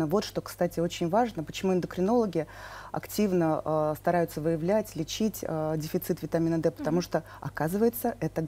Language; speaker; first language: Russian; native; Russian